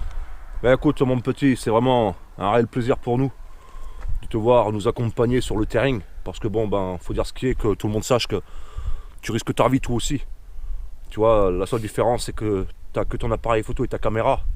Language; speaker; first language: French; native; French